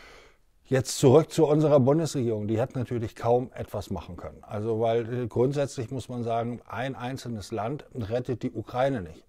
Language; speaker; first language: German; native; German